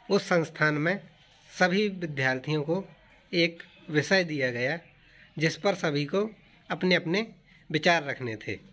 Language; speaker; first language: Hindi; native; Hindi